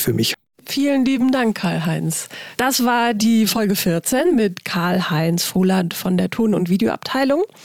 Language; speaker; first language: German; native; German